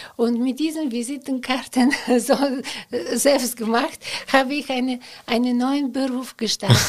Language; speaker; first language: German; non-native, fluent; Bulgarian